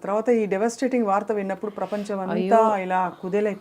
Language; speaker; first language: Telugu; native; Telugu